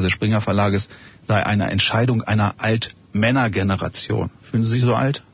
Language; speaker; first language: German; native; German